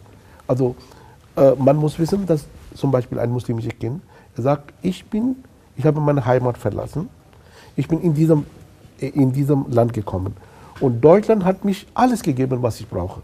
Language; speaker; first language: German; non-native, fluent; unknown